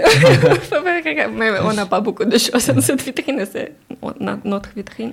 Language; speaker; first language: French; non-native, learner; Ukrainian